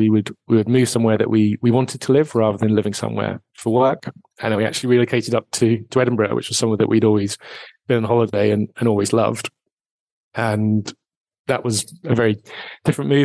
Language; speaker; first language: English; native; English